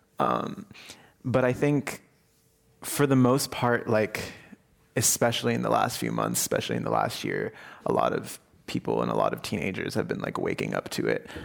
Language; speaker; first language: English; early bilingual, other home language; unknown